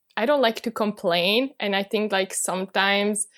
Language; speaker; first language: English; non-native, fluent; Hungarian